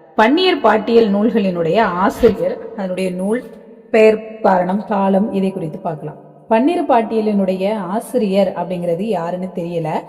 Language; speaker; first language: Tamil; native; Tamil